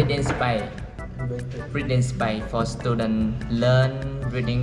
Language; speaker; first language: English; non-native, learner; Vietnamese